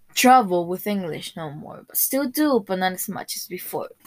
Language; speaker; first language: English; early bilingual, other home language; Spanish